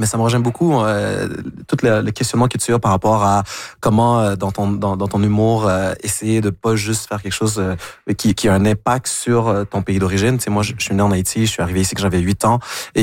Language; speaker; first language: French; early bilingual, other home language; Haitian Creole